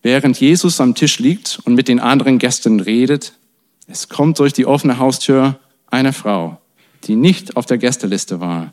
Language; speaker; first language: German; non-native, fluent; English